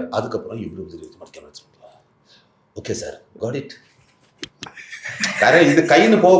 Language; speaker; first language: Tamil; non-native, learner; Malayalam